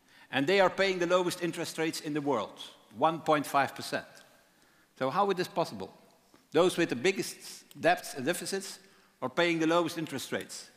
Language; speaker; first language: English; non-native, fluent; Dutch